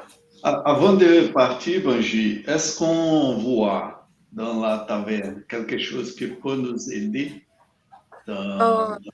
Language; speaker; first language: French; non-native, learner; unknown